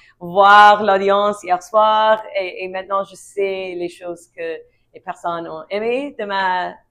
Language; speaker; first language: French; non-native, learner; English